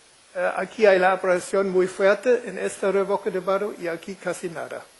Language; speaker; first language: Spanish; non-native, fluent; German